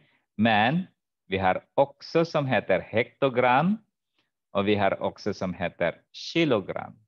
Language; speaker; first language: Swedish; non-native, fluent; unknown